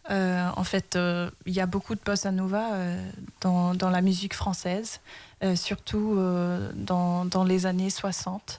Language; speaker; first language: French; early bilingual, heritage; Danish